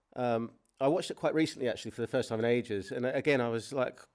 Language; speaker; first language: English; native; English